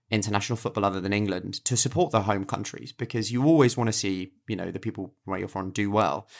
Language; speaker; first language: English; native; English